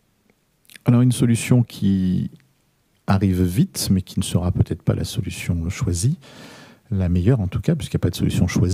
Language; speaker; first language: French; native; French